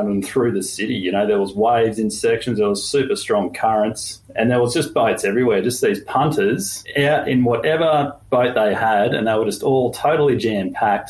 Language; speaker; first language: English; native; English